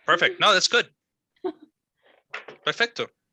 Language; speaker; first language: English; non-native, fluent; Spanish